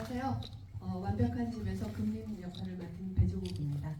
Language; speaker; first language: Korean; native; Korean